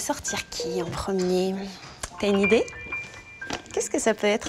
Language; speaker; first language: French; native; French